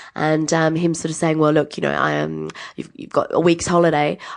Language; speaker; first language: English; native; English